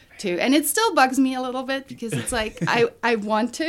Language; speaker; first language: English; non-native, fluent; German